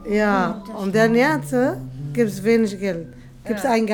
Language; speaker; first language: German; non-native, learner; Arabic